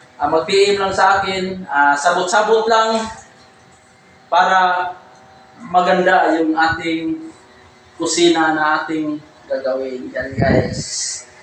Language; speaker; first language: Filipino; non-native, local second language; Cebuano